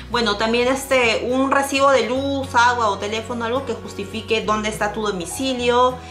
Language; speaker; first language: Spanish; native; Spanish